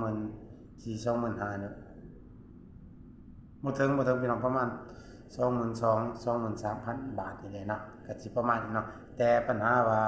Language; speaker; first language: Thai; non-native, local second language; Northeastern Thai